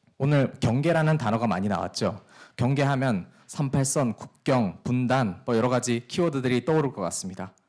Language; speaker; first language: Korean; early bilingual, heritage; Korean